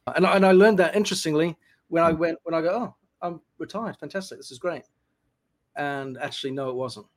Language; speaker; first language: English; native; English